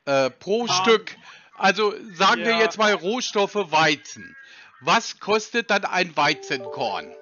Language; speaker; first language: German; native; German